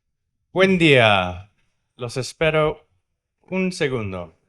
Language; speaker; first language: Spanish; non-native, fluent; English